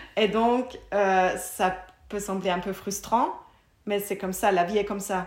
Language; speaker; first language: French; non-native, fluent; German